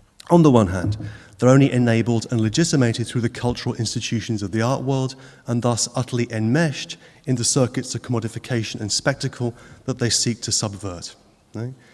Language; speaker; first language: English; native; English